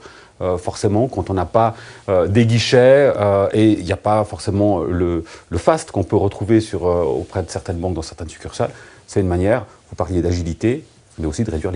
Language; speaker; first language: French; native; French